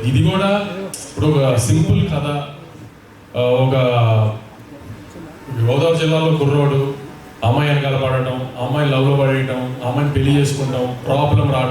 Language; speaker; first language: Telugu; native; Telugu